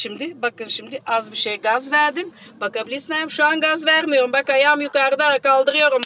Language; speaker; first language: Turkish; early bilingual, heritage; Turkish